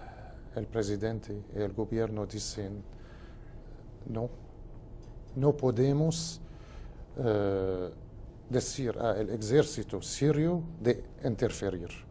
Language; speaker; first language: Spanish; non-native, fluent; Arabic